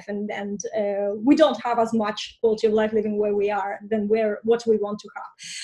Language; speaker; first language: English; non-native, fluent; Russian